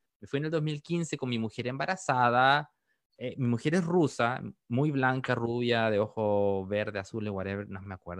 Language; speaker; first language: Spanish; native; Spanish